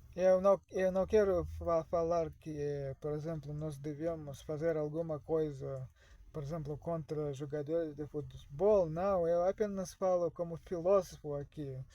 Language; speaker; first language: Portuguese; non-native, learner; Russian